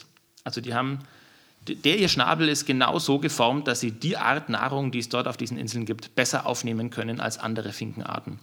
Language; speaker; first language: German; native; German